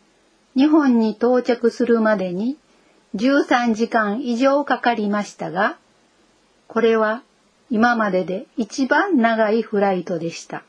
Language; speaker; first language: Japanese; non-native, fluent; English